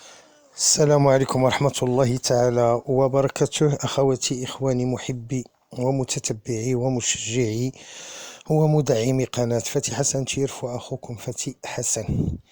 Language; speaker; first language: Arabic; native; Arabic